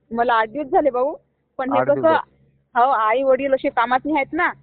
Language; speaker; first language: Marathi; native; Marathi